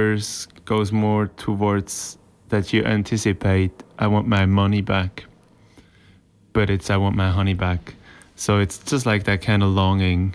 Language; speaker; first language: English; non-native, fluent; Swiss German